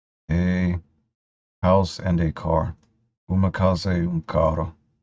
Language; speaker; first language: Portuguese; non-native, learner; English